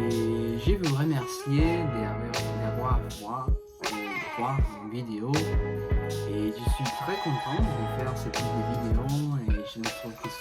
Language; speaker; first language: French; non-native, learner; Spanish